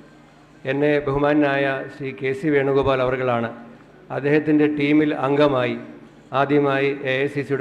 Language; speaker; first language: Malayalam; native; Malayalam